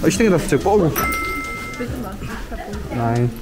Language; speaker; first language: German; non-native, learner; Korean